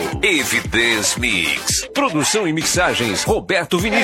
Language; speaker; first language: Portuguese; native; Portuguese